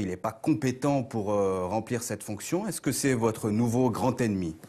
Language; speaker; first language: French; native; French